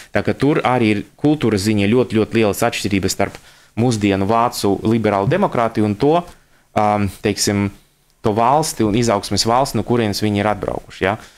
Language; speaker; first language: Latvian; non-native, local second language; Russian